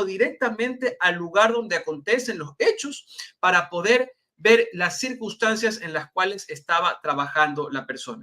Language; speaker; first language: Spanish; native; Spanish